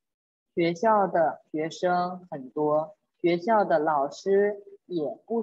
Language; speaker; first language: Chinese; non-native, fluent; Thai